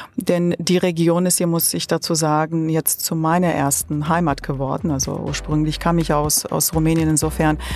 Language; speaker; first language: German; non-native, fluent; Romanian